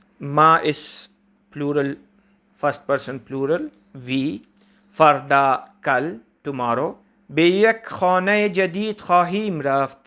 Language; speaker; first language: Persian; non-native, fluent; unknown